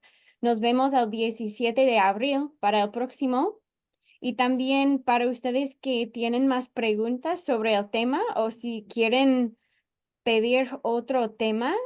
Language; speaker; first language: Spanish; non-native, fluent; English